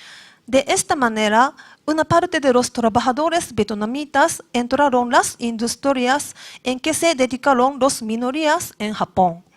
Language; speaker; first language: Spanish; non-native, learner; Japanese